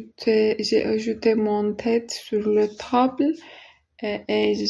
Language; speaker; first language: French; non-native, learner; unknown